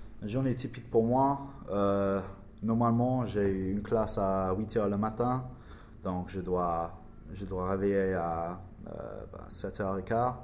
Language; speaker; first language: French; non-native, learner; English